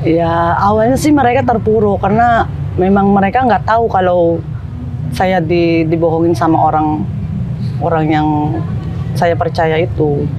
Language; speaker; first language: Indonesian; non-native, fluent; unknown